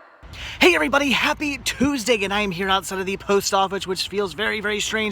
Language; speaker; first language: English; native; English